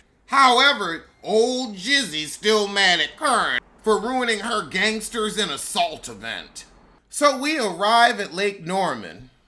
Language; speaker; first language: English; native; English